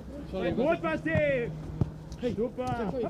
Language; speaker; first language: German; non-native, learner; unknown